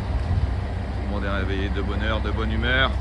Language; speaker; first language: French; native; French